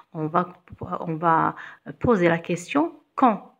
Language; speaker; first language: French; non-native, local second language; Arabic